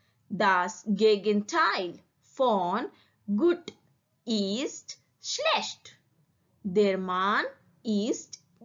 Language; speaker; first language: German; non-native, learner; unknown